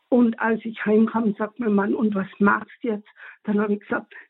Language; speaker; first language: German; native; German